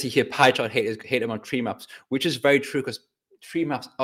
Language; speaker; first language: English; native; English